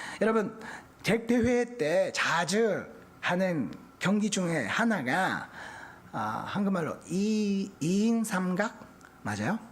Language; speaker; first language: Korean; non-native, fluent; Japanese